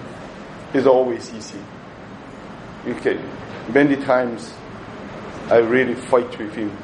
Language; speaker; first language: English; non-native, local second language; Cantonese